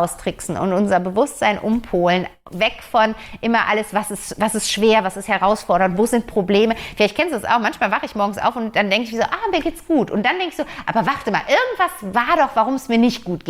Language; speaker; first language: German; native; German